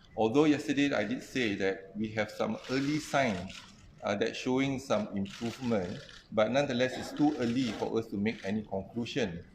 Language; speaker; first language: English; non-native, local second language; Malay